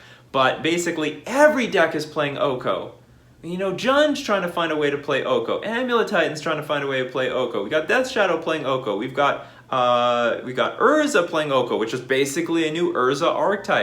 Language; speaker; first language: English; native; English